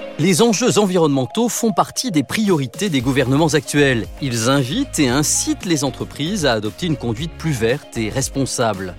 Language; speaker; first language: French; native; French